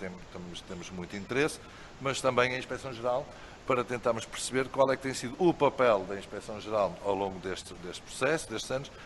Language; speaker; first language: Portuguese; native; Portuguese